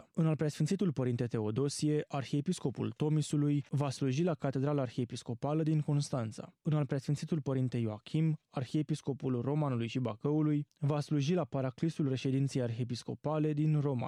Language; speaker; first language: Romanian; native; Romanian